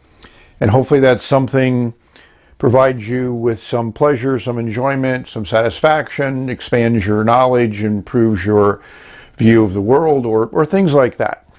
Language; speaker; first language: English; native; English